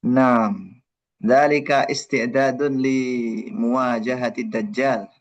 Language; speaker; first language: Arabic; non-native, fluent; Indonesian